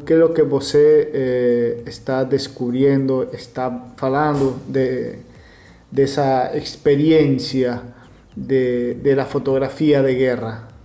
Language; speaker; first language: Portuguese; non-native, learner; Spanish